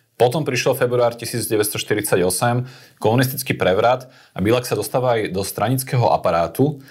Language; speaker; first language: Slovak; native; Slovak